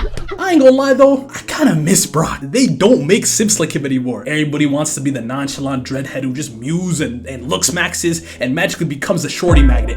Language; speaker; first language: English; native; English